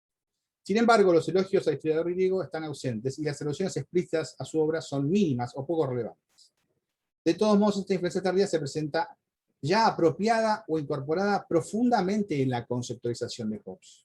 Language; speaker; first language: Spanish; native; Spanish